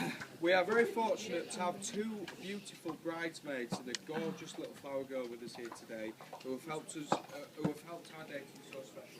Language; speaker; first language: English; native; English